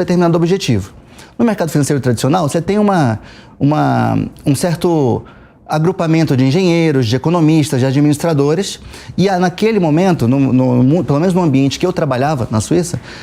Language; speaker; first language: Portuguese; native; Portuguese